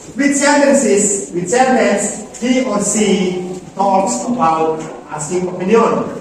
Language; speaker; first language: English; non-native, learner; Indonesian